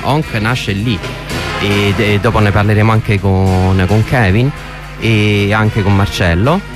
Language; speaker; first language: Italian; native; Italian